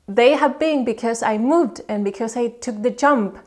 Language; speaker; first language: English; non-native, fluent; Spanish